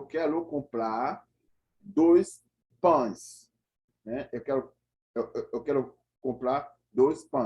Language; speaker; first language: Portuguese; non-native, fluent; Haitian Creole